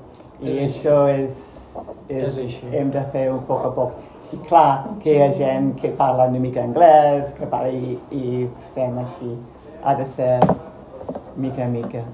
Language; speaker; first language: Catalan; non-native, learner; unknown